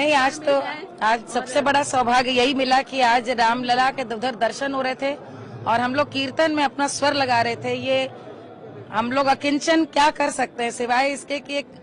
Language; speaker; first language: Hindi; native; Hindi